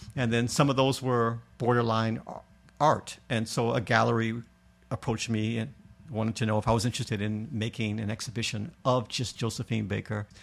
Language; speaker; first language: English; native; English